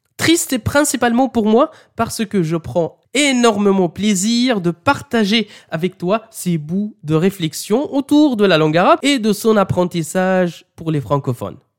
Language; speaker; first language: French; non-native, fluent; Arabic